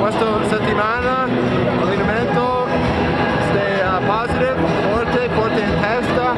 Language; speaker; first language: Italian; non-native, learner; English